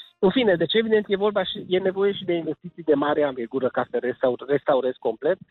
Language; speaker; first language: Romanian; non-native, local second language; Hungarian